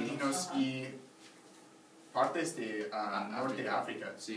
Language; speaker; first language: Spanish; non-native, learner; English